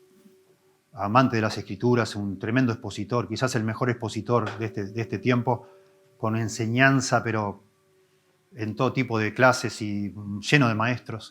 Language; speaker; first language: Spanish; native; Spanish